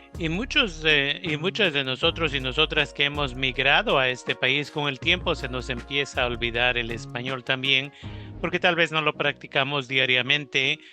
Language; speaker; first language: Spanish; native; Spanish